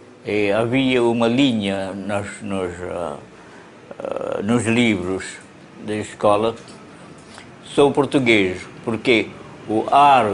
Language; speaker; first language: Portuguese; non-native, local second language; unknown